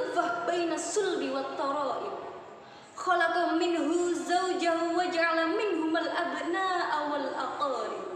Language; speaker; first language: Arabic; non-native, fluent; Indonesian